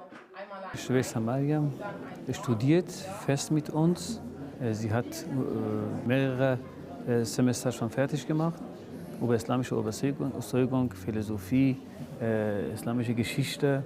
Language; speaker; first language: German; non-native, learner; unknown